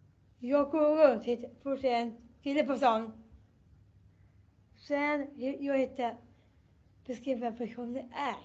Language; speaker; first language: Swedish; non-native, learner; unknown